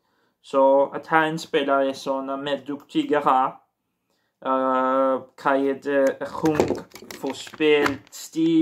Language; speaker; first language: Swedish; non-native, learner; Portuguese